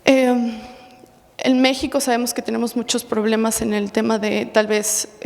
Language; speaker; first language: Spanish; native; Spanish